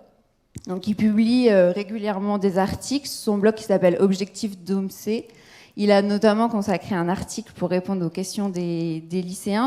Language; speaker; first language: French; native; French